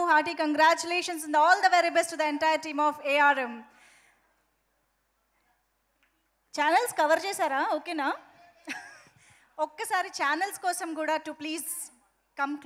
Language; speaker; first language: Telugu; native; Telugu